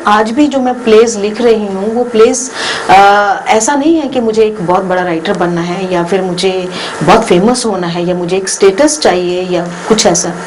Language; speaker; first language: Hindi; non-native, local second language; Punjabi